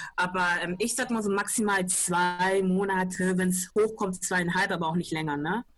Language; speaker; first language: German; native; German